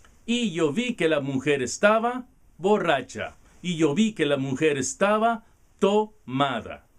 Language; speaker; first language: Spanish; non-native, learner; English